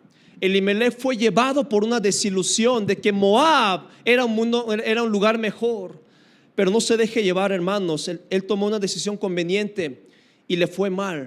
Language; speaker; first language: Spanish; native; Spanish